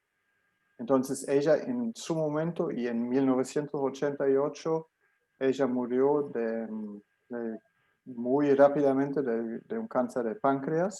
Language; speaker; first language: Spanish; non-native, fluent; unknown